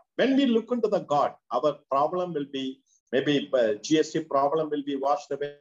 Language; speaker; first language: English; non-native, local second language; Tamil